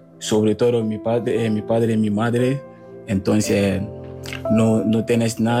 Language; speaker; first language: Spanish; non-native, fluent; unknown